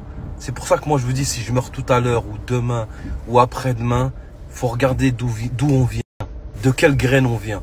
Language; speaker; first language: French; native; French